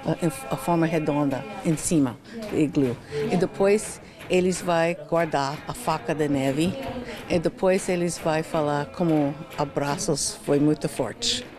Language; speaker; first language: Portuguese; non-native, learner; English